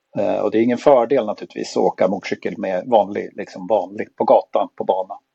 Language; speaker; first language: Swedish; native; Swedish